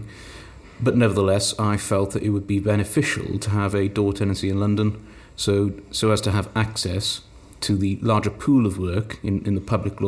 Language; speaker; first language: English; native; English